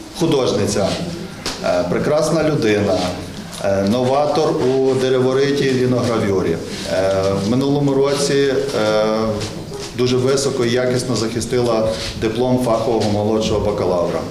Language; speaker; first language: Ukrainian; native; Ukrainian